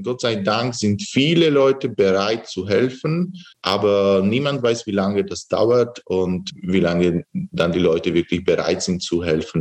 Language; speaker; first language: German; non-native, fluent; Slovak